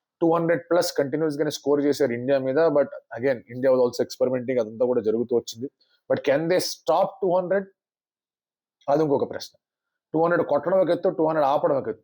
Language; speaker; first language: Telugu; native; Telugu